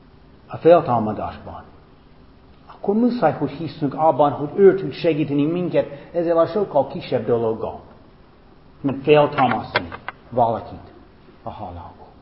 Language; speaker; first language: Hungarian; non-native, fluent; English